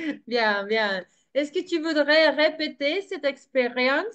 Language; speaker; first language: French; non-native, fluent; Spanish